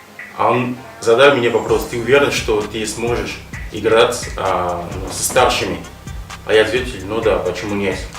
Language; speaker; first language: Russian; non-native, fluent; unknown